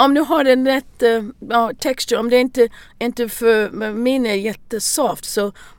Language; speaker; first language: Swedish; non-native, learner; English